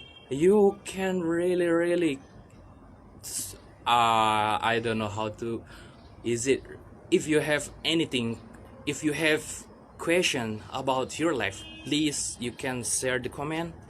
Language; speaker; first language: English; non-native, learner; Indonesian